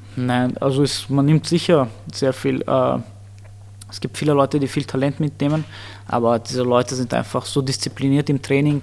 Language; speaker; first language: German; early bilingual, other home language; Armenian